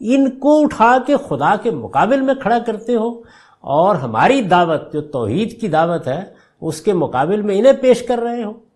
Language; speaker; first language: Urdu; native; Urdu